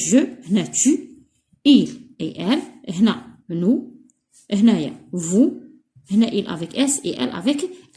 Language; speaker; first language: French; non-native, local second language; Arabic